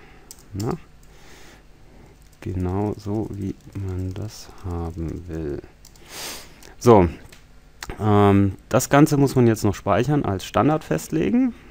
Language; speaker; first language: German; native; German